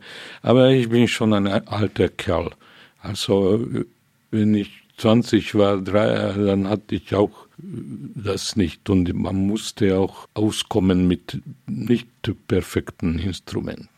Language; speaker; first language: German; non-native, fluent; Hungarian